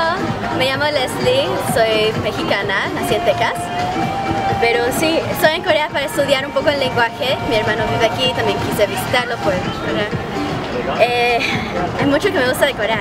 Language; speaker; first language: Spanish; early bilingual, heritage; Spanish